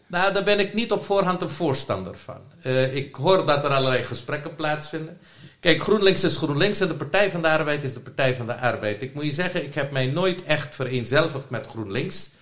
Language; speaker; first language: Dutch; non-native, local second language; Caribbean Hindustani